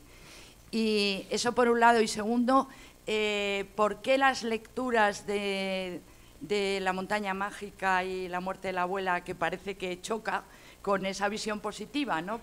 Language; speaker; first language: Spanish; native; Spanish